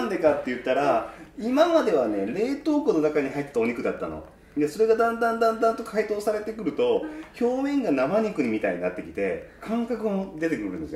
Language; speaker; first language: Japanese; native; Japanese